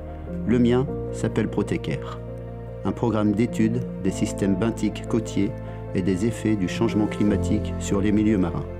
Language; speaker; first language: French; native; French